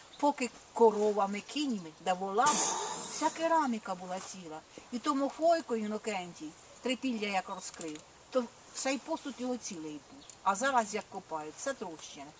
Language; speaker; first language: Ukrainian; native; Ukrainian